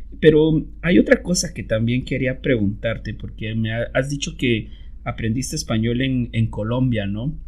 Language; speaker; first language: Spanish; native; Spanish